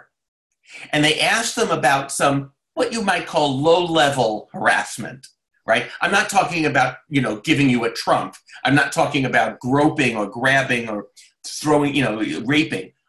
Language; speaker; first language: English; native; English